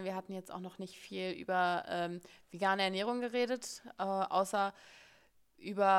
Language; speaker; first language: German; native; German